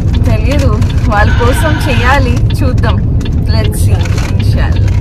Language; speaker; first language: Telugu; non-native, local second language; Urdu